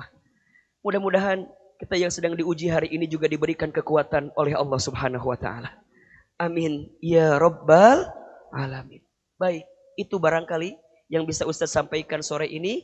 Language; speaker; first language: Indonesian; native; Indonesian